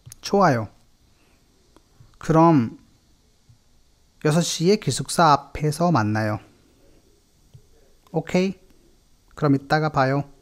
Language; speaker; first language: Korean; non-native, fluent; Hindi